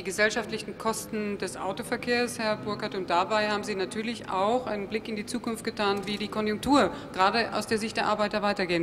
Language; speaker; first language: German; native; German